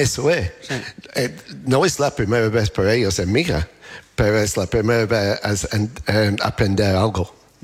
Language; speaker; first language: Spanish; non-native, learner; English